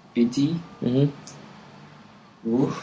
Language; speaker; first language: Arabic; non-native, learner; English